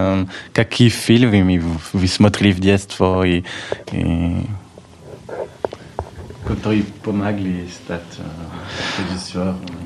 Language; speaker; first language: Russian; non-native, learner; French